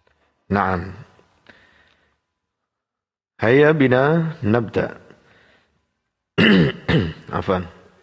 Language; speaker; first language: Arabic; non-native, fluent; Indonesian